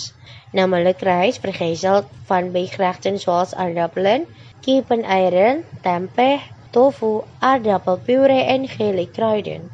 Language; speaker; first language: Dutch; non-native, fluent; Indonesian